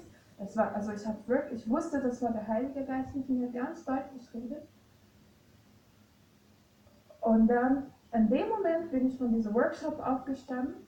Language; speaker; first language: German; non-native, fluent; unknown